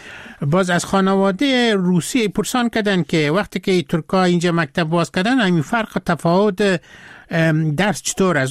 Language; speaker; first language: Persian; native; Persian